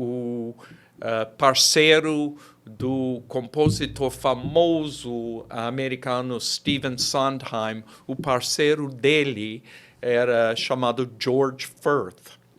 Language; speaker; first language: Portuguese; non-native, fluent; English